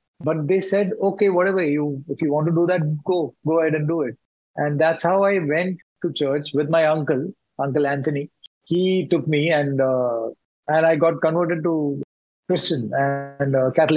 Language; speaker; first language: English; non-native, local second language; Malayalam